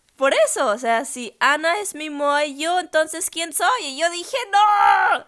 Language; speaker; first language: Spanish; non-native, fluent; German